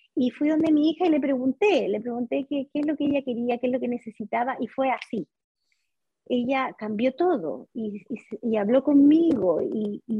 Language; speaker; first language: Spanish; native; Spanish